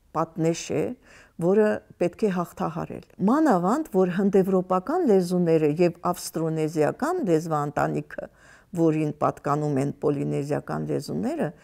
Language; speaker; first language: Armenian; native; Armenian